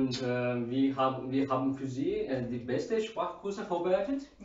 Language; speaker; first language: German; non-native, learner; Turkish